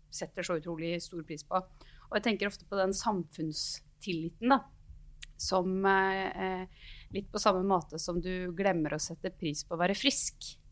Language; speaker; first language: Norwegian; native; Norwegian